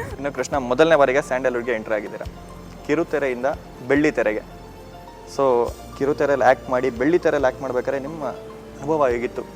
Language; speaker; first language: Kannada; native; Kannada